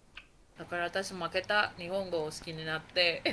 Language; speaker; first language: Japanese; non-native, learner; Spanish